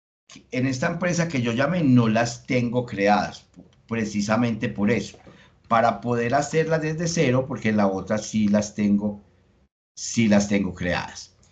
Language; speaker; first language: Spanish; native; Spanish